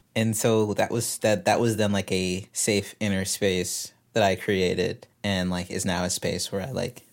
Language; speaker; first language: English; native; English